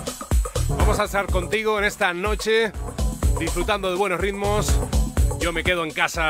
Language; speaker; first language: Spanish; native; Spanish